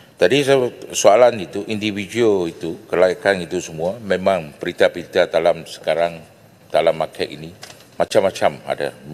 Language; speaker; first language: Malay; non-native, local second language; Chinese